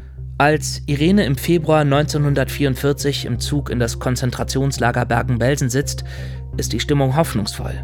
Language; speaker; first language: German; native; German